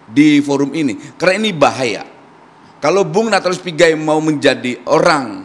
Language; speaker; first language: Indonesian; native; Indonesian